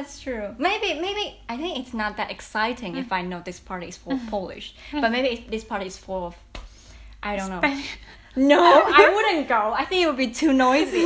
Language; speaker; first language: English; non-native, fluent; Chinese